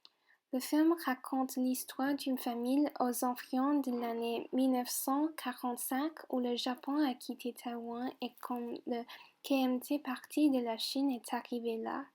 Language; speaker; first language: French; non-native, fluent; Chinese